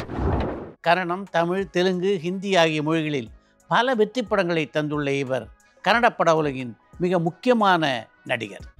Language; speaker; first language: Tamil; native; Tamil